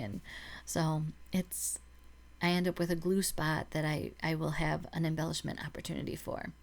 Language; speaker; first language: English; native; English